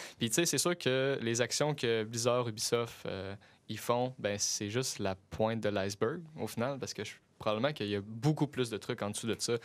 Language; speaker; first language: French; native; French